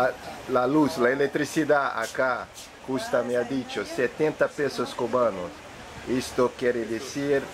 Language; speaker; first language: Spanish; non-native, learner; Portuguese